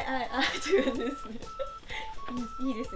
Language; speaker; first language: Japanese; native; Japanese